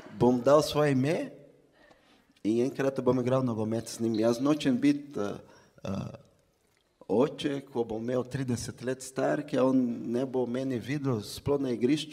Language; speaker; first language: Slovenian; non-native, fluent; Portuguese